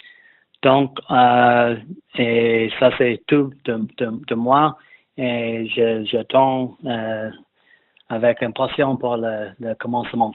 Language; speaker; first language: French; non-native, fluent; English